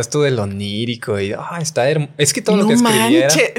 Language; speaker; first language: Spanish; native; Spanish